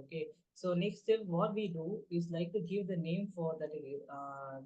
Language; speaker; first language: English; non-native, local second language; Tamil